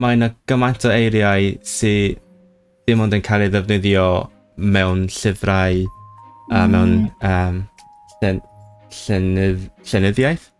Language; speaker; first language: Welsh; non-native, learner; Cantonese